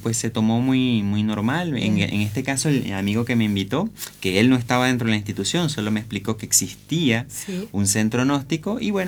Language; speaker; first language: Spanish; native; Spanish